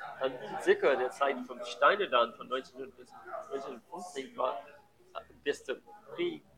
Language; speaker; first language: German; non-native, learner; English